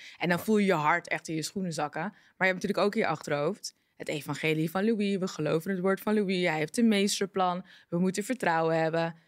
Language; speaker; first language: Dutch; native; Dutch